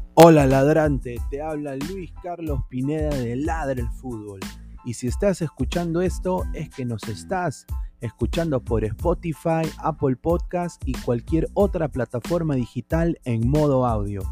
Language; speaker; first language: Spanish; native; Spanish